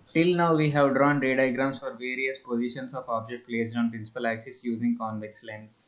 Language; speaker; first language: English; non-native, local second language; Telugu